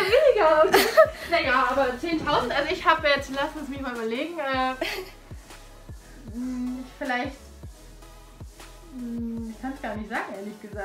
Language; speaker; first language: German; native; German